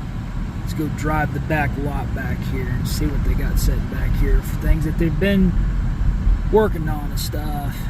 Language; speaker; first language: English; native; English